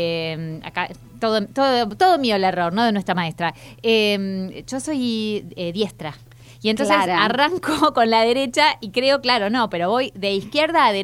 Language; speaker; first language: Spanish; native; Spanish